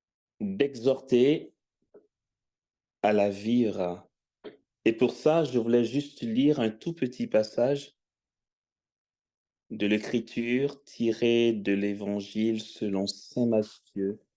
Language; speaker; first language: French; native; French